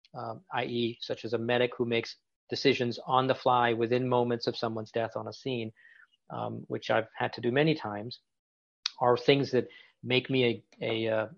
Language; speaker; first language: English; native; English